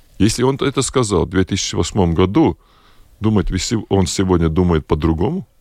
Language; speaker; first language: Russian; non-native, local second language; Latvian